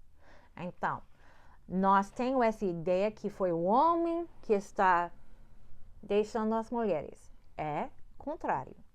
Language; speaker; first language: Portuguese; non-native, fluent; English